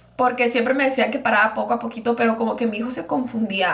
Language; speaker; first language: Spanish; early bilingual, other home language; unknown